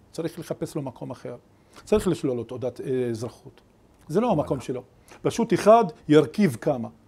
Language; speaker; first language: Hebrew; non-native, local second language; Arabic